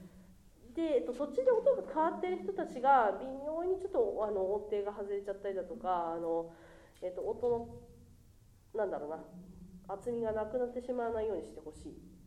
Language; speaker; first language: Japanese; native; Japanese